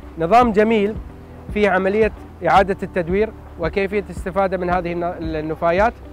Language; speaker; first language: Arabic; native; Arabic